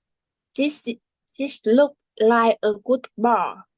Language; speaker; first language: English; non-native, learner; Vietnamese